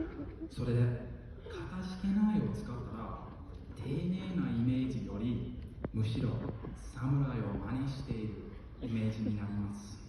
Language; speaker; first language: Japanese; non-native, fluent; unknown